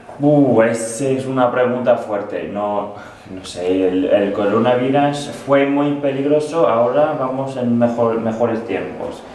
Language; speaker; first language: Spanish; non-native, fluent; English